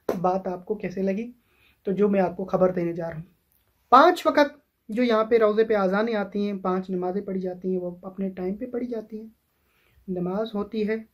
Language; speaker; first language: Urdu; non-native, local second language; Sindhi